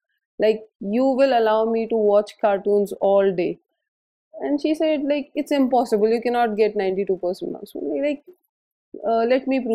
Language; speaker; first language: English; non-native, local second language; Hindi